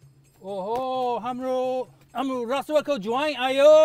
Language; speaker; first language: Nepali; non-native, learner; English